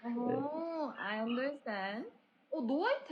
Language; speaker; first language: English; non-native, learner; Korean